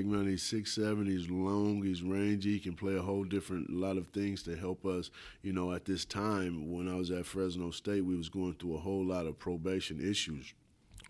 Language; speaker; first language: English; native; English